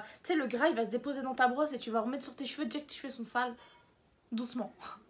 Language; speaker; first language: French; native; French